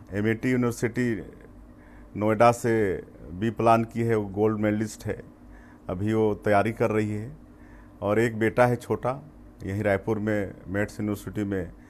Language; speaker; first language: Hindi; native; Hindi